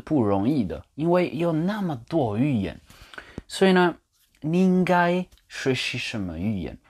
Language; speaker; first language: Chinese; non-native, learner; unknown